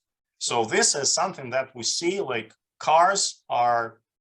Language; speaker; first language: English; non-native, fluent; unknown